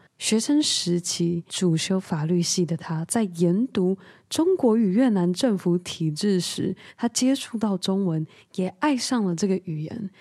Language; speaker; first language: Chinese; native; Chinese